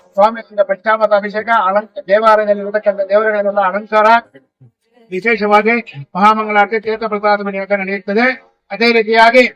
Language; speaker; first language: Kannada; non-native, local second language; Tamil